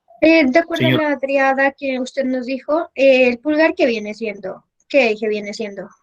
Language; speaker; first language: Spanish; native; Spanish